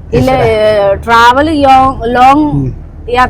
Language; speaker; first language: Malayalam; non-native, learner; Nepali